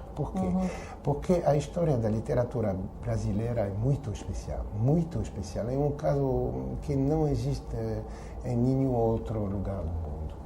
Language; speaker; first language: Portuguese; non-native, fluent; French